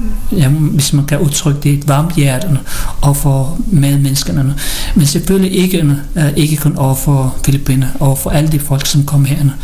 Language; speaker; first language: Danish; early bilingual, other home language; Filipino